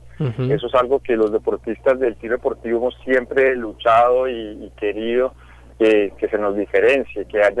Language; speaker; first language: Spanish; native; Spanish